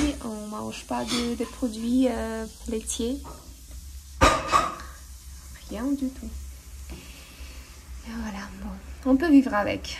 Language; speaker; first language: French; non-native, fluent; Russian